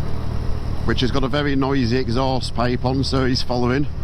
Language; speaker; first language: English; native; English